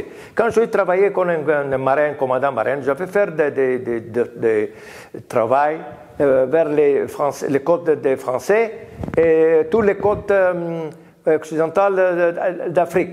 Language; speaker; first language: French; non-native, learner; Greek